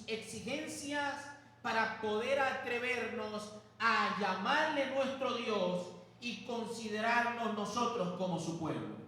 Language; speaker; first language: Spanish; native; Spanish